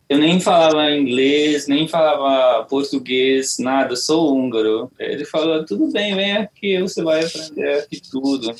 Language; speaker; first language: Portuguese; non-native, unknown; Hungarian